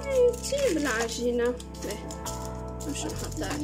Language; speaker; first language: Arabic; native; Arabic